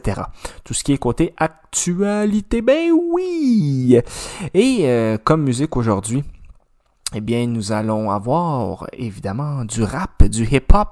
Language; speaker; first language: French; native; French